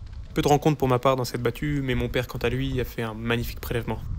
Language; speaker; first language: French; native; French